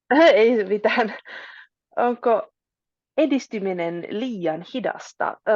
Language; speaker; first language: Finnish; non-native, local second language; Swedish